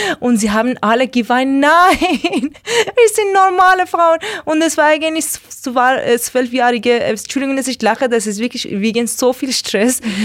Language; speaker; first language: German; non-native, learner; Persian